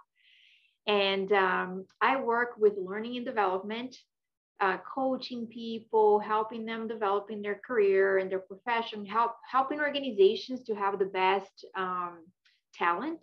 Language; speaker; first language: English; non-native, fluent; Portuguese